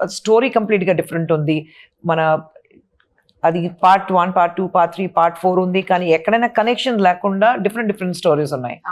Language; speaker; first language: Telugu; non-native, fluent; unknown